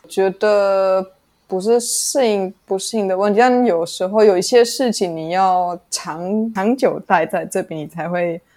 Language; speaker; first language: Chinese; non-native, fluent; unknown